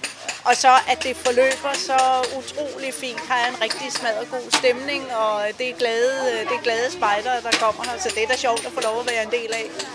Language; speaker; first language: Danish; native; Danish